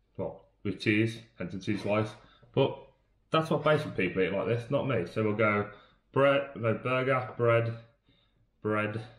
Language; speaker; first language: English; native; English